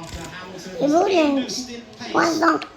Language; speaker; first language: French; early bilingual, heritage; French